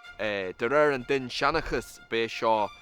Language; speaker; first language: Irish; non-native, local second language; English